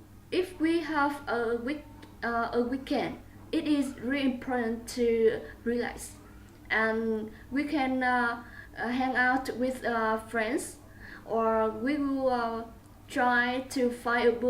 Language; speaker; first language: English; non-native, learner; Vietnamese